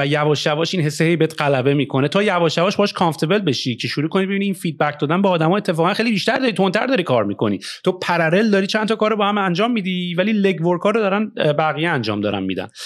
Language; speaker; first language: Persian; native; Persian